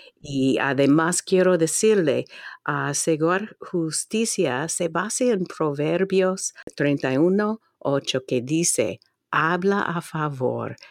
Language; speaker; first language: Spanish; non-native, fluent; English